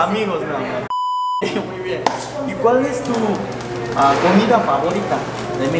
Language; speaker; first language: Spanish; non-native, fluent; Korean